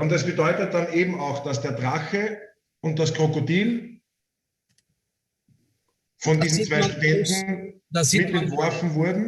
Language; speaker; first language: German; native; German